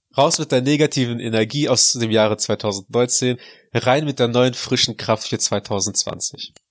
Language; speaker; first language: German; early bilingual, other home language; Russian